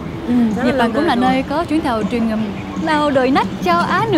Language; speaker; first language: Vietnamese; non-native, fluent; Japanese